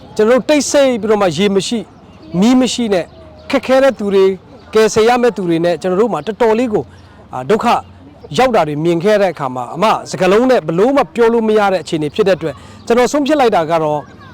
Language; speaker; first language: Burmese; non-native, local second language; Hakha Chin